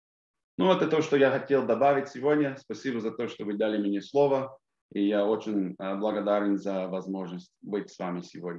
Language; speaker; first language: Russian; non-native, fluent; English